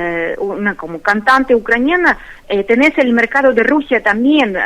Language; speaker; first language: Spanish; non-native, fluent; Russian